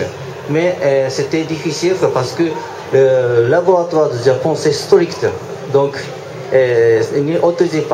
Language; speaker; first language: French; non-native, learner; Japanese